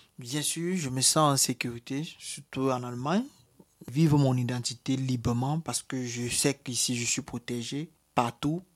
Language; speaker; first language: French; native; French